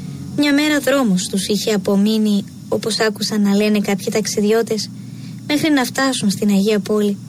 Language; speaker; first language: Greek; native; Greek